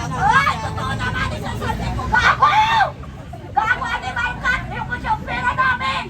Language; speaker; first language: Filipino; non-native, local second language; Cebuano